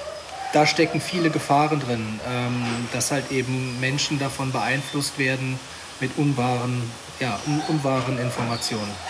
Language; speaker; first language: German; native; German